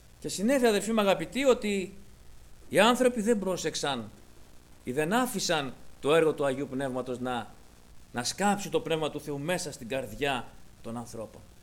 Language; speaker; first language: Greek; native; Greek